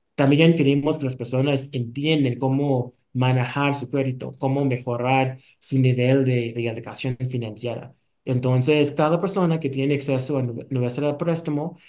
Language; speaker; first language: Spanish; non-native, fluent; English